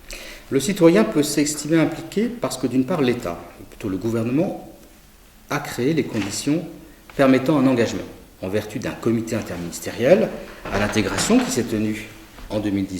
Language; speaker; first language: French; native; French